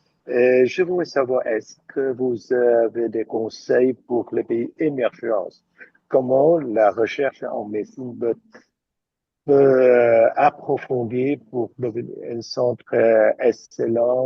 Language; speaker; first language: French; non-native, fluent; Vietnamese